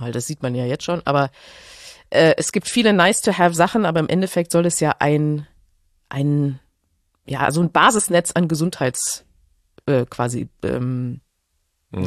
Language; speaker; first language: German; native; German